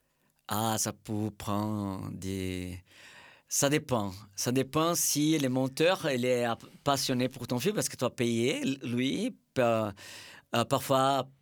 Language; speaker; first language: French; non-native, fluent; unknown